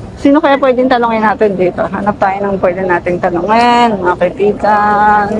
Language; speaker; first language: Filipino; native; Filipino